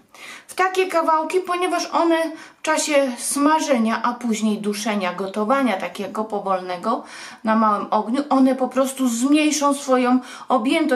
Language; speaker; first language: Polish; native; Polish